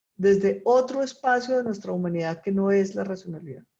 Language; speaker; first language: Spanish; native; Spanish